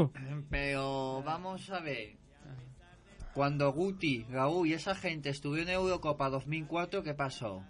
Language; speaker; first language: Spanish; native; Spanish